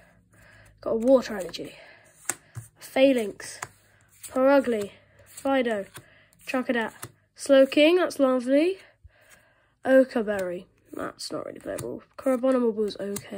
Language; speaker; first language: English; native; English